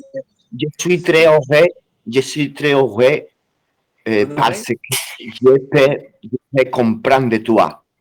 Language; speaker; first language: French; non-native, learner; Spanish